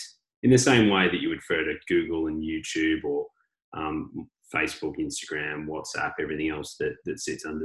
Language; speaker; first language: English; native; English